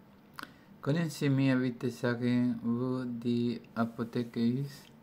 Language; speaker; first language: German; non-native, learner; Spanish